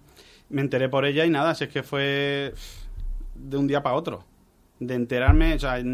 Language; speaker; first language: Spanish; native; Spanish